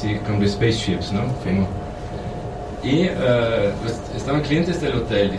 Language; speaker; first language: Spanish; non-native, fluent; German